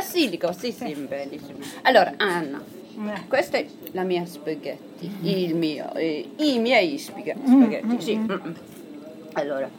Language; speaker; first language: Italian; non-native, learner; English